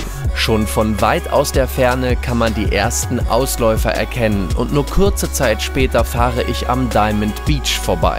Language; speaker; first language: German; native; German